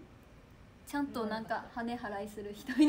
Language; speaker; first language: Japanese; native; Japanese